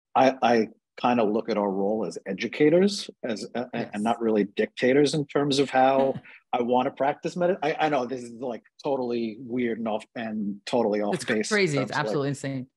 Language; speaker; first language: English; native; English